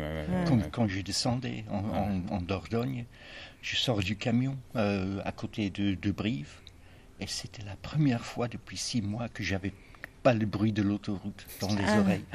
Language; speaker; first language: French; non-native, fluent; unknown